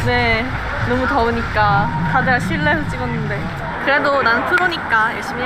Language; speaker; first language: Korean; non-native, learner; Japanese